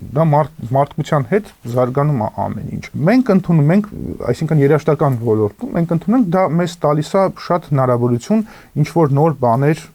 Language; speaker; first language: Armenian; native; Armenian